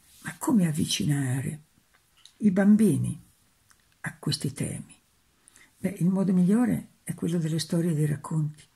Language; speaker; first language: Italian; native; Italian